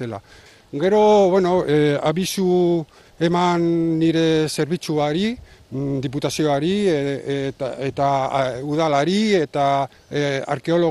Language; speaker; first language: Basque; non-native, local second language; Spanish